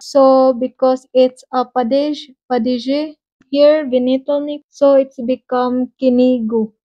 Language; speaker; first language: English; non-native, local second language; Waray